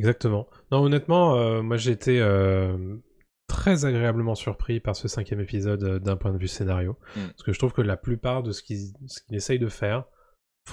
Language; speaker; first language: French; native; French